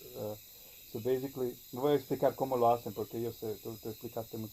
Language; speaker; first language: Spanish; non-native, fluent; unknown